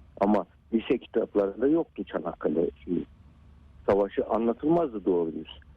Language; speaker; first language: Turkish; native; Turkish